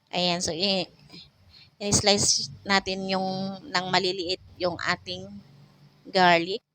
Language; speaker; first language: Filipino; non-native, local second language; Cebuano